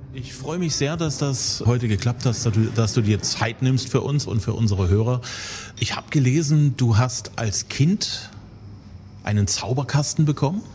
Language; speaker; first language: German; native; German